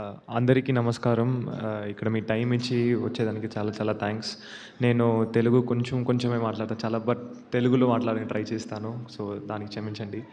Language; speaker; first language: Telugu; non-native, learner; Tamil